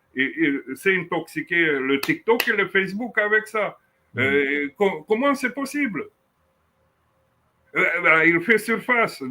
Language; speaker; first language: French; non-native, fluent; Romanian